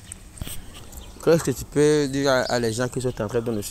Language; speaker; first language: French; non-native, learner; Rundi